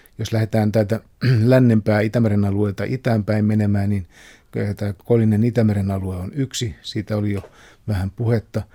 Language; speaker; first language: Finnish; native; Finnish